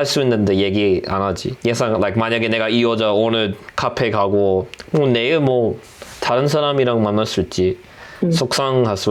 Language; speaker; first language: Korean; non-native, fluent; English